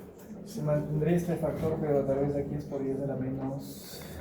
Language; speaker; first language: Spanish; native; Spanish